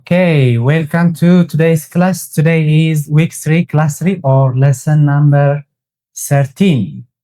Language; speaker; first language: English; non-native, fluent; Tigrinya